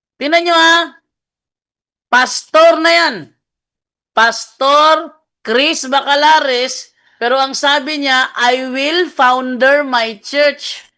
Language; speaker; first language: Filipino; non-native, local second language; Cebuano